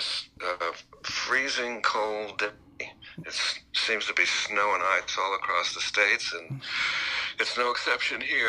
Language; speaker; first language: English; native; English